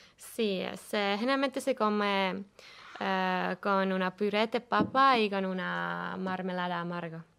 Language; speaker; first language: Spanish; non-native, fluent; Finnish